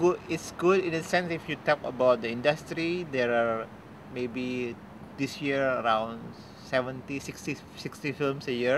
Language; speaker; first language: English; non-native, fluent; Indonesian